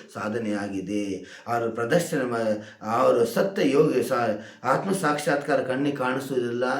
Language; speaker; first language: Kannada; non-native, local second language; Hindi